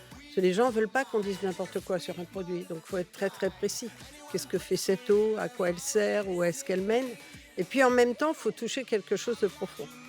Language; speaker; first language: French; early bilingual, other home language; Catalan